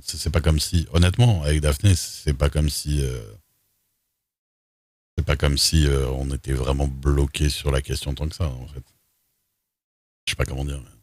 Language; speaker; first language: French; native; French